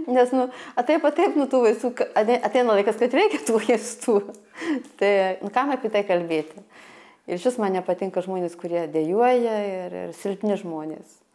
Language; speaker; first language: Lithuanian; native; Lithuanian